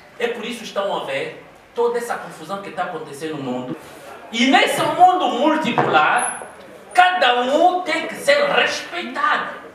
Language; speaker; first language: Portuguese; non-native, local second language; Kongo